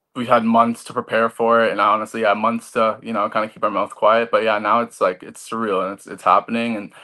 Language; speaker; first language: English; native; English